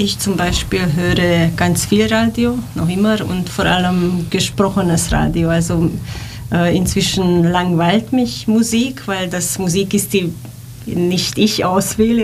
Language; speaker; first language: German; non-native, fluent; Romanian